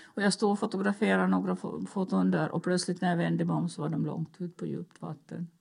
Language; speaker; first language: Swedish; native; Swedish